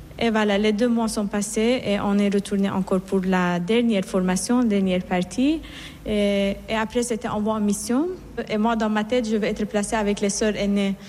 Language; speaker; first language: French; non-native, fluent; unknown